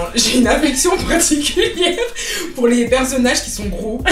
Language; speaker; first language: French; native; French